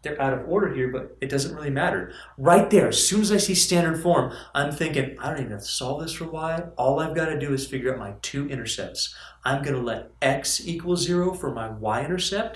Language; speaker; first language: English; native; English